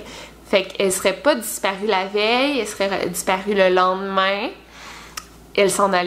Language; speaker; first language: French; native; French